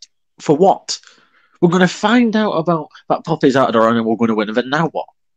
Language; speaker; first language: English; native; English